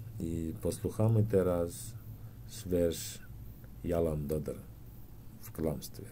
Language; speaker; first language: Polish; non-native, learner; Turkmen